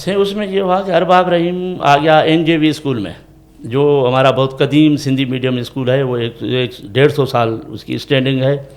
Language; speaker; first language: Urdu; non-native, local second language; Sindhi